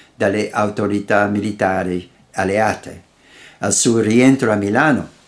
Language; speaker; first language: Italian; non-native, fluent; Dutch